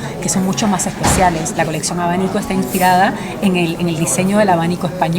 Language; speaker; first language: Spanish; native; Spanish